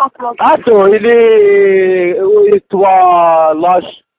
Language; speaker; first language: French; non-native, learner; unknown